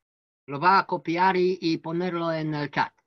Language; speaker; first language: Spanish; non-native, learner; French